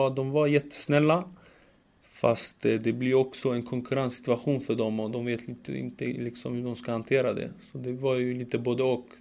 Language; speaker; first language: Swedish; early bilingual, other home language; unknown